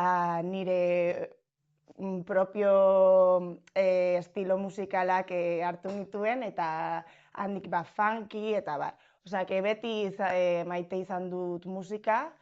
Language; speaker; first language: Basque; non-native, local second language; Spanish